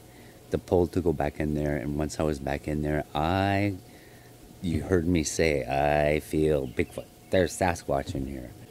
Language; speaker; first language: English; native; English